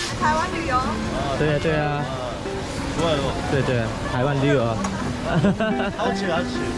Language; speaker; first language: Chinese; non-native, fluent; Korean